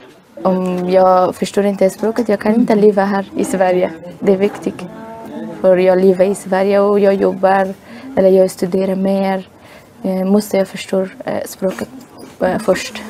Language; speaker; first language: Swedish; non-native, learner; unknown